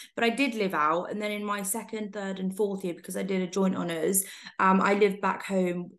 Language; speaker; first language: English; native; English